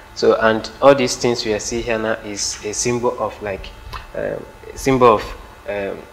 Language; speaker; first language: English; non-native, local second language; Igbo